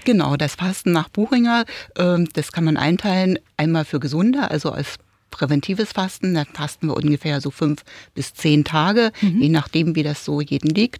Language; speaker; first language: German; native; German